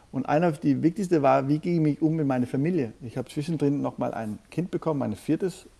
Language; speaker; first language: German; non-native, fluent; Danish